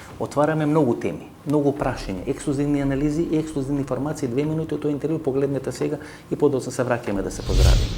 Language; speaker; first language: Macedonian; native; Macedonian